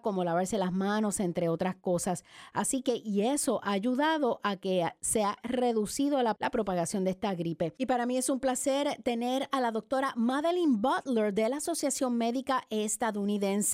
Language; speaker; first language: Spanish; native; Spanish